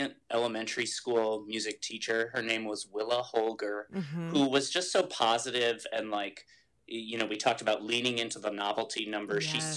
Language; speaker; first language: English; native; English